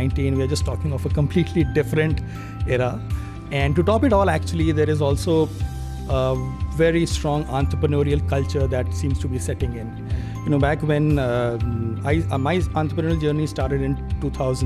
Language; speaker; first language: English; non-native, local second language; Hindi